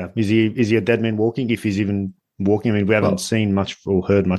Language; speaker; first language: English; native; English